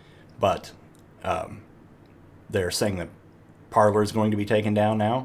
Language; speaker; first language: English; native; English